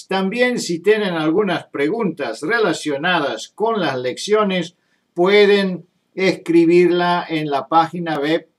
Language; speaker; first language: Spanish; non-native, fluent; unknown